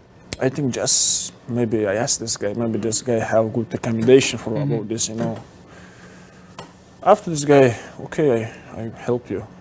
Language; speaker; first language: English; non-native, learner; Russian